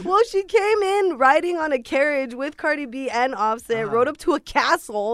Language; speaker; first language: English; native; English